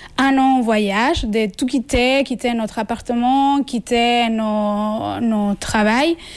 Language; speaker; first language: French; non-native, fluent; Spanish